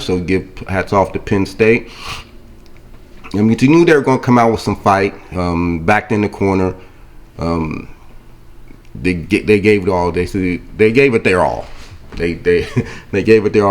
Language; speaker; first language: English; native; English